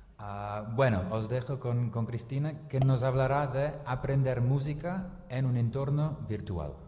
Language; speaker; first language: Spanish; non-native, local second language; Catalan